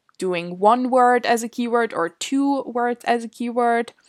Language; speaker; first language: English; non-native, fluent; German